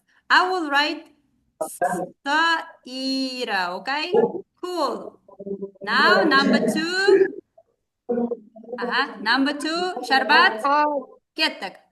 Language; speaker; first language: English; non-native, fluent; Kazakh